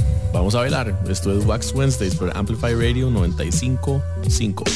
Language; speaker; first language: Spanish; native; Spanish